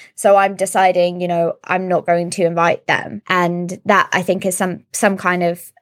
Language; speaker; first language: English; native; English